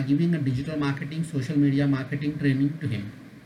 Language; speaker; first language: English; non-native, local second language; Marathi